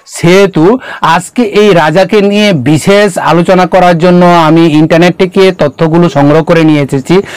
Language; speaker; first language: Bangla; non-native, local second language; Kok Borok